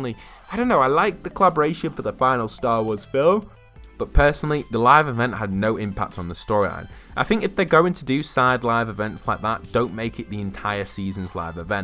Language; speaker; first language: English; native; English